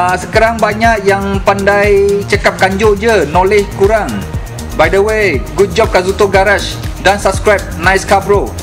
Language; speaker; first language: Malay; non-native, local second language; Min Nan Chinese